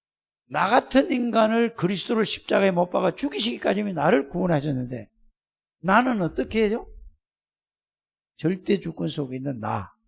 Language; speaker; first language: Korean; native; Korean